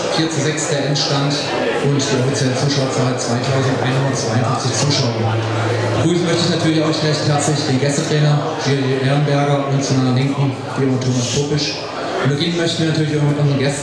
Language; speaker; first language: German; native; German